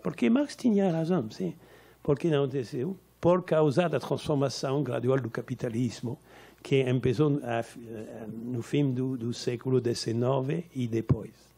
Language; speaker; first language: Portuguese; non-native, learner; French